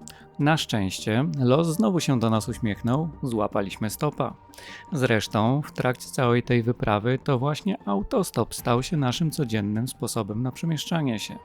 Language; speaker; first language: Polish; native; Polish